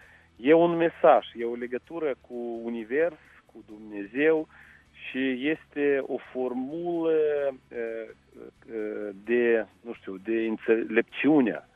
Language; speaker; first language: Romanian; non-native, local second language; Russian